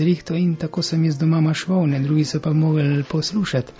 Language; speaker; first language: Slovenian; early bilingual, heritage; Slovenian